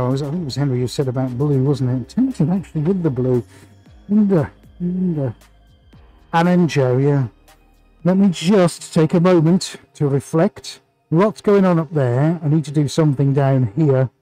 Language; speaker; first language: English; native; English